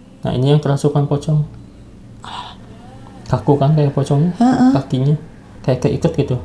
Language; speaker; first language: Indonesian; native; Indonesian